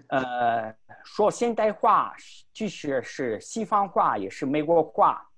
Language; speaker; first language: Chinese; non-native, fluent; Italian